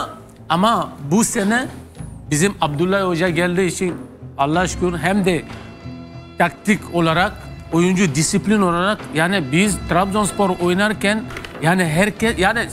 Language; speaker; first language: Turkish; non-native, learner; French